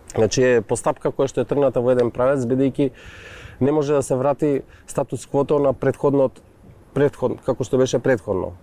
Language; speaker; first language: Macedonian; native; Macedonian